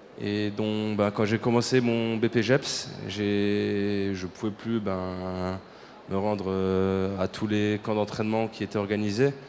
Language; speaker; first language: French; native; French